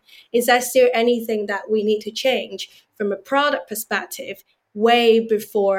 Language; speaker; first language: English; non-native, local second language; Cantonese